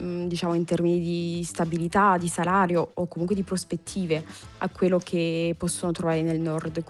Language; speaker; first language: Italian; non-native, fluent; French